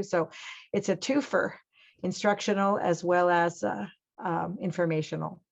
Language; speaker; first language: English; native; English